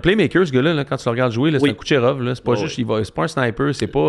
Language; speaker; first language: French; native; French